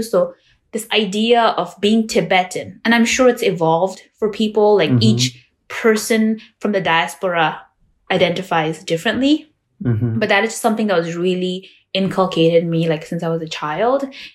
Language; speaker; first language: English; non-native, local second language; Tibetan